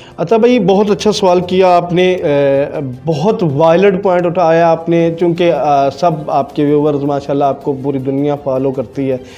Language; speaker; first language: Urdu; non-native, local second language; Punjabi